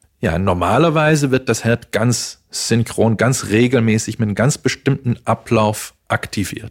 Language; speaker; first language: German; non-native, fluent; Dutch